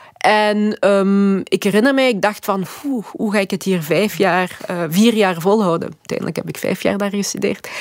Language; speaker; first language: Dutch; early bilingual, other home language; Lingala